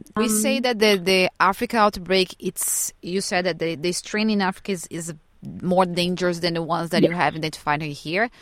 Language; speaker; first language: English; non-native, fluent; Portuguese